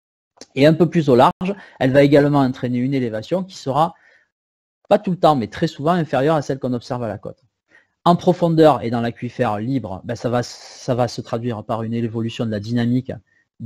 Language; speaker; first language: French; native; French